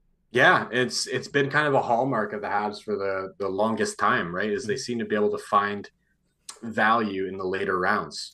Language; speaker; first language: English; native; English